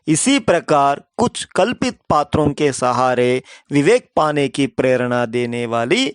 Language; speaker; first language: Hindi; non-native, local second language; Telugu